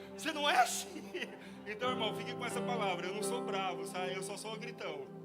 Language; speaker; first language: Portuguese; native; Portuguese